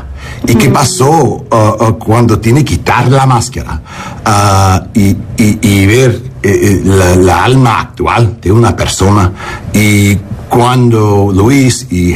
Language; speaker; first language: Spanish; non-native, learner; English